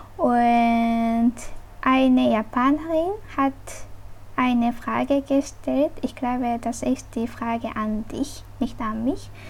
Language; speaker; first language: German; non-native, fluent; Japanese